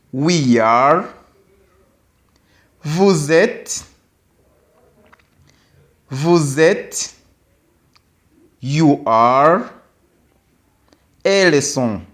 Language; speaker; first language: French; non-native, local second language; Kinyarwanda